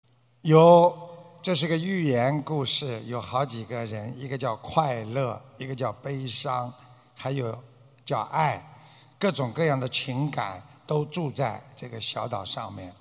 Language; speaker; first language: Chinese; native; Chinese